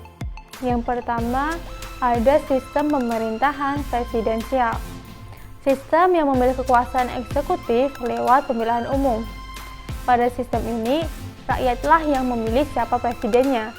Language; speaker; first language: Indonesian; native; Indonesian